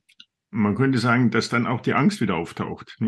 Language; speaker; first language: German; native; German